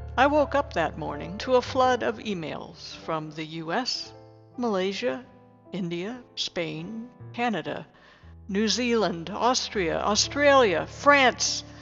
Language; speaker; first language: English; native; English